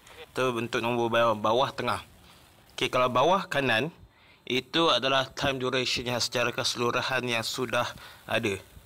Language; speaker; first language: Malay; native; Malay